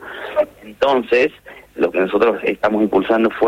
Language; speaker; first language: Spanish; native; Spanish